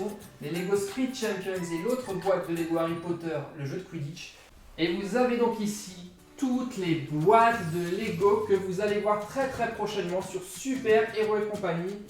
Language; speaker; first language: French; native; French